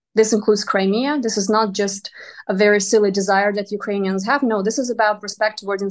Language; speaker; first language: English; non-native, fluent; Ukrainian